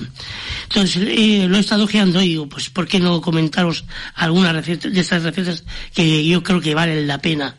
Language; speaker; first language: Spanish; native; Spanish